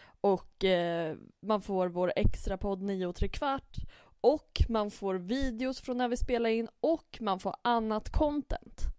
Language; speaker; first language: Swedish; native; Swedish